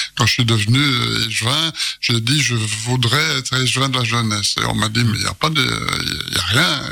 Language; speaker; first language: French; native; French